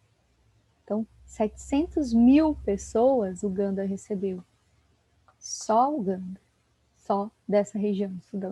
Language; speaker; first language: Portuguese; native; Portuguese